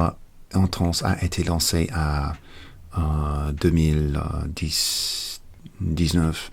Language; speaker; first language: French; non-native, learner; English